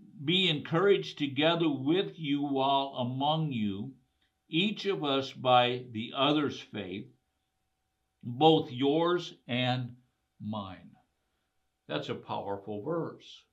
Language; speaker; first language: English; native; English